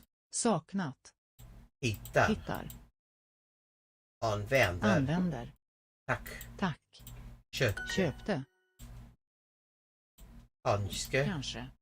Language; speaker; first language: Swedish; non-native, learner; English